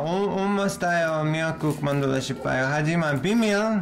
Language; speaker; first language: Korean; non-native, learner; English